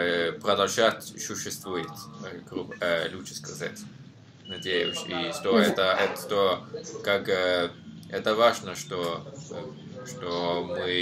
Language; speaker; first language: Russian; non-native, learner; Norwegian